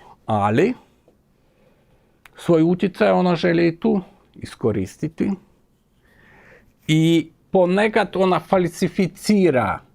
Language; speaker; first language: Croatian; non-native, fluent; Ukrainian